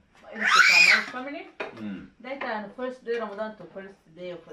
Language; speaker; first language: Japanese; non-native, learner; Arabic